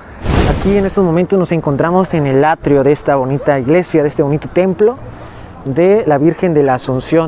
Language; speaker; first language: Spanish; native; Spanish